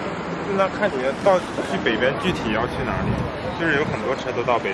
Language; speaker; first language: Chinese; native; Chinese